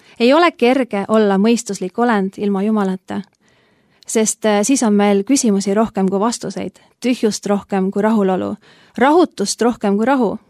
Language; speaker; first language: Estonian; native; Estonian